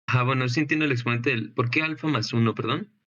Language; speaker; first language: Spanish; native; Spanish